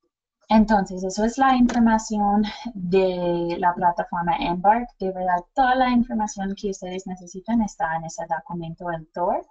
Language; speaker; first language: Spanish; non-native, fluent; English